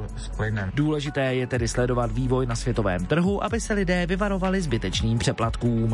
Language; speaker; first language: Czech; native; Czech